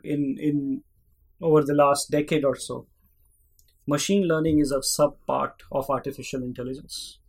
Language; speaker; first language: English; non-native, local second language; Hindi